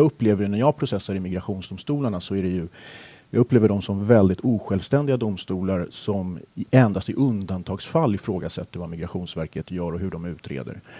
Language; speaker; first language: Swedish; native; Swedish